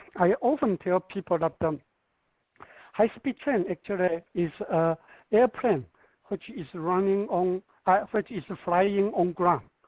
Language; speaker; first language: English; non-native, fluent; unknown